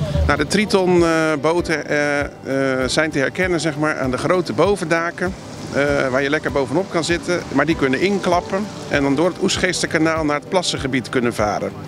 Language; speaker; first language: Dutch; native; Dutch